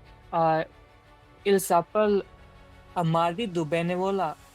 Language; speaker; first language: French; non-native, learner; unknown